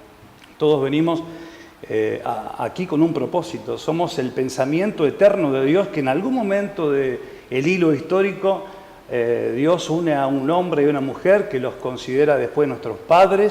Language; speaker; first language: Spanish; native; Spanish